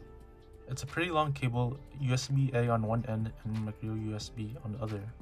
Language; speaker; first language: English; native; English